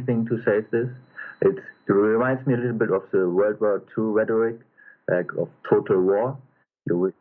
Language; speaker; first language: English; non-native, fluent; German